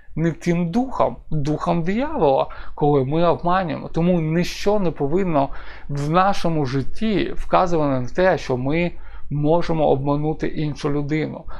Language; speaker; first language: Ukrainian; non-native, local second language; Russian